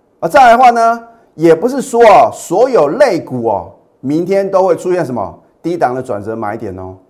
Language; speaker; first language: Chinese; native; Chinese